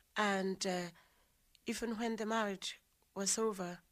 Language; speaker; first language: English; non-native, local second language; Southern Sotho